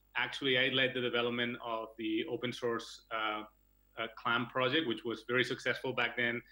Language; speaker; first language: English; non-native, fluent; Catalan